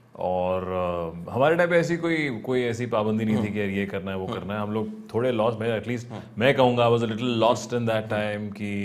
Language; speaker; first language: Hindi; native; Hindi